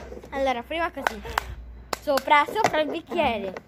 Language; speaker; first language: Italian; early bilingual, other home language; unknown